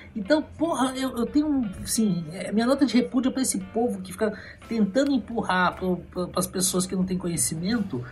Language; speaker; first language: Portuguese; native; Portuguese